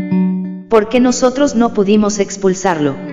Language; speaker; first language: Spanish; native; Spanish